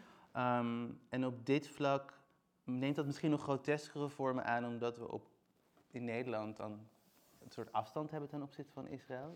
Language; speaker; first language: Dutch; native; Dutch